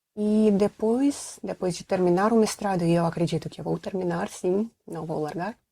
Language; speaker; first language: Portuguese; non-native, fluent; Russian